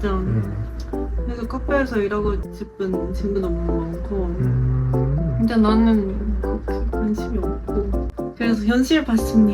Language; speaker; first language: Korean; non-native, fluent; Japanese